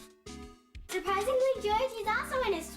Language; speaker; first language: English; native; English